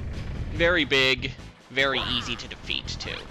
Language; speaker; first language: English; native; English